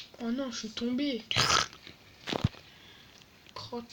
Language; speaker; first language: French; native; French